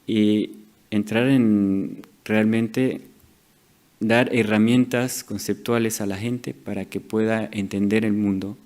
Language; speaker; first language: Spanish; non-native, fluent; French